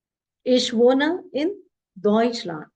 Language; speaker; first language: German; non-native, fluent; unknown